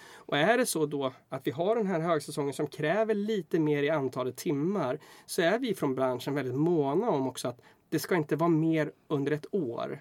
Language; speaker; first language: Swedish; native; Swedish